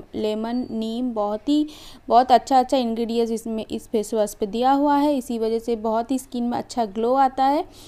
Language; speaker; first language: Hindi; non-native, local second language; Bangla